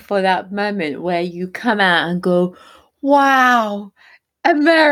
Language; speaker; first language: English; non-native, fluent; Arabic